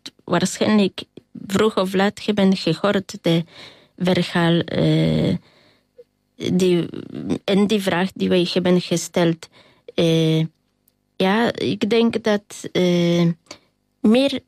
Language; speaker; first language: Dutch; non-native, fluent; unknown